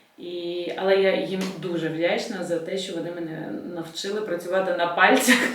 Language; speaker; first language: Ukrainian; non-native, local second language; Russian